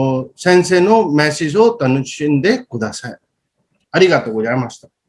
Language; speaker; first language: Japanese; non-native, fluent; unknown